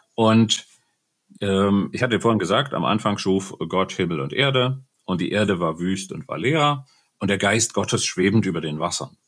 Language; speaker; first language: German; native; German